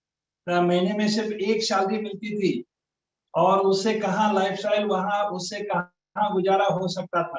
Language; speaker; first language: Hindi; native; Hindi